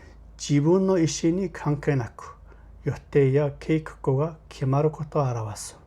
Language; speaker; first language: Japanese; non-native, fluent; Mongolian